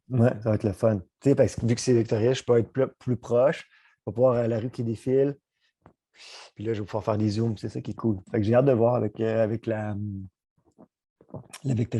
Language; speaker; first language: French; native; French